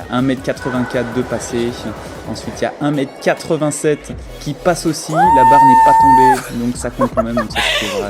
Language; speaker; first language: French; native; French